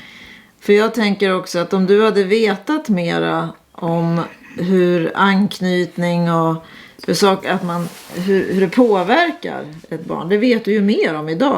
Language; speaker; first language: Swedish; native; Swedish